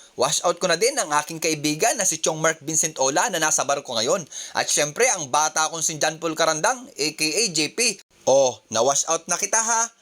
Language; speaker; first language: Filipino; native; Filipino